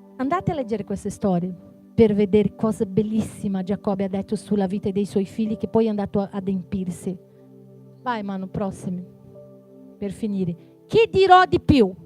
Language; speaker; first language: Italian; non-native, fluent; Portuguese